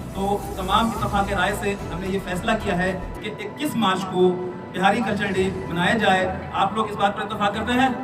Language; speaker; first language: Urdu; native; Urdu